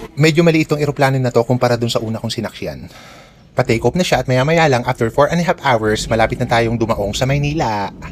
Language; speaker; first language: Filipino; native; Filipino